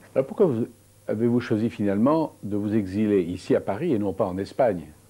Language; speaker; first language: French; native; French